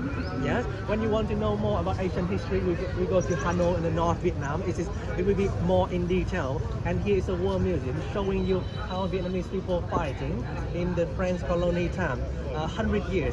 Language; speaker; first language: English; non-native, learner; Vietnamese